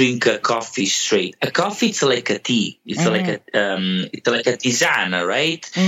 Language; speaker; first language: English; non-native, fluent; Italian